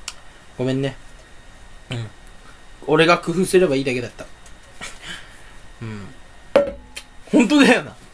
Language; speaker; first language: Japanese; native; Japanese